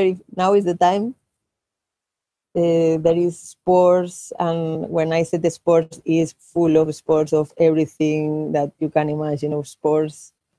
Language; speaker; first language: English; non-native, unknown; Catalan